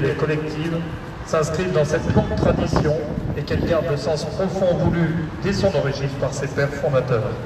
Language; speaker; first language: French; native; French